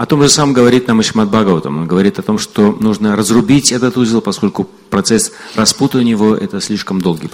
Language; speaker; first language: Russian; native; Russian